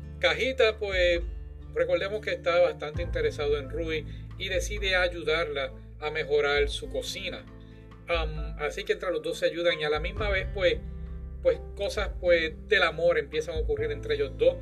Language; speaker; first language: Spanish; native; Spanish